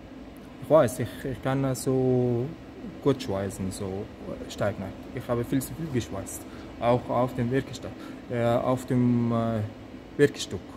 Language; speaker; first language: German; non-native, learner; Persian